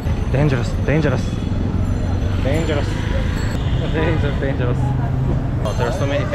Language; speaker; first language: English; non-native, fluent; Korean